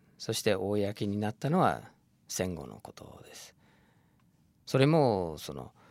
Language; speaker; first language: Japanese; non-native, fluent; English